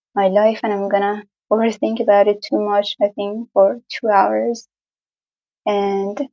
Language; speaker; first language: English; non-native, fluent; Persian